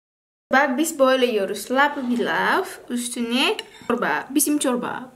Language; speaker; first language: Turkish; non-native, learner; Indonesian